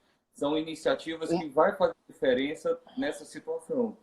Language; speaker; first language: Portuguese; native; Portuguese